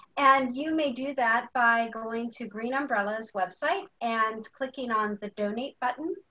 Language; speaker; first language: English; native; English